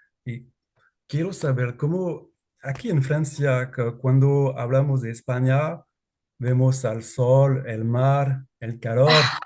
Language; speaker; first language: Spanish; non-native, learner; French